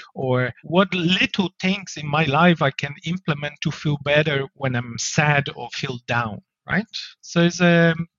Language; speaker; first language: English; non-native, fluent; Polish